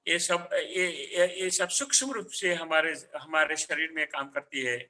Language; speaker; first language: Hindi; non-native, local second language; Gujarati